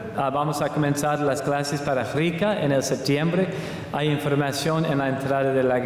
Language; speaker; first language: Spanish; non-native, learner; English